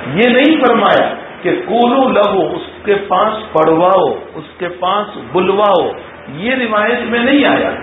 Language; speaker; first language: Urdu; non-native, local second language; Gujarati